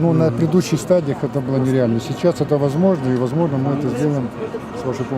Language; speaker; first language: Russian; native; Russian